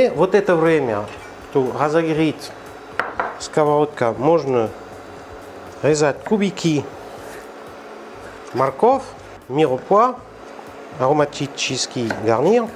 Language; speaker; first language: Russian; non-native, learner; French